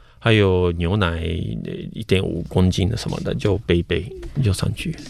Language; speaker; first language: Chinese; non-native, fluent; Japanese